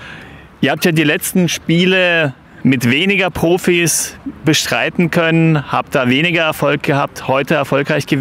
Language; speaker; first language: German; native; German